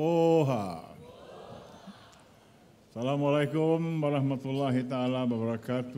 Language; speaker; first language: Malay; native; Malay